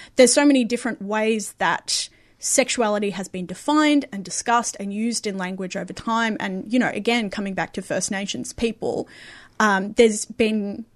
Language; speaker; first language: English; native; English